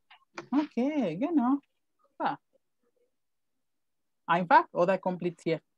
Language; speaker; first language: German; non-native, fluent; Spanish